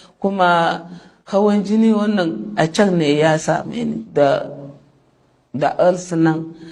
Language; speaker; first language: Hausa; non-native, local second language; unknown